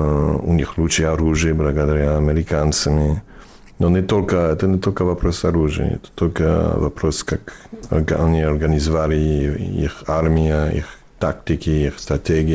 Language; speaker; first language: Russian; non-native, fluent; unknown